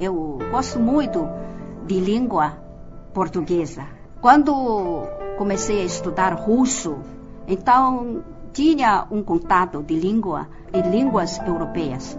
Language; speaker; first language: Portuguese; non-native, fluent; Chinese